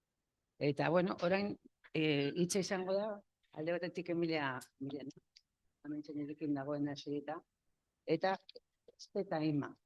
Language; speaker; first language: Basque; non-native, local second language; Spanish